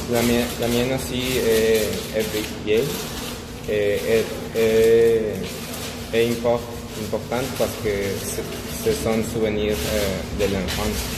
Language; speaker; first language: French; non-native, learner; Spanish